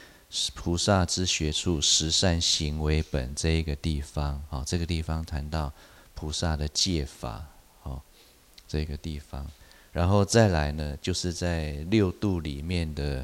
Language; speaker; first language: Chinese; native; Chinese